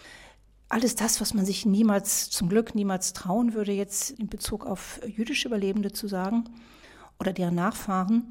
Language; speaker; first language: German; native; German